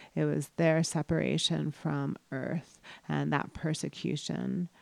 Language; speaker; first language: English; native; English